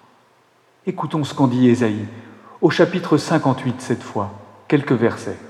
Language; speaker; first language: French; native; French